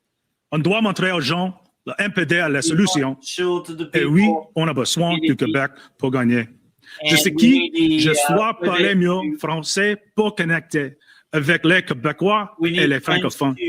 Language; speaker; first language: French; non-native, learner; English